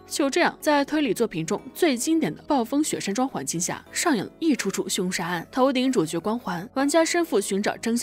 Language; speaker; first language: Chinese; native; Chinese